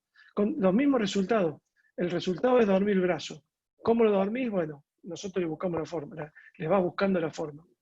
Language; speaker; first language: Spanish; native; Spanish